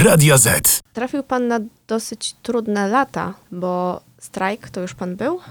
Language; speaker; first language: Polish; native; Polish